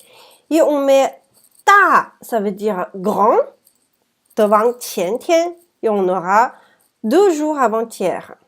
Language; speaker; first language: French; non-native, fluent; Chinese